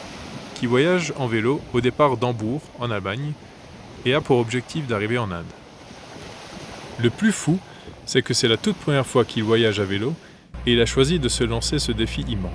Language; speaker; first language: French; native; French